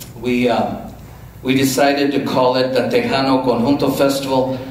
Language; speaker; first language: English; native; English